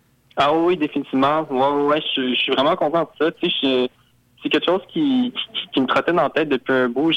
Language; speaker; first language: French; native; French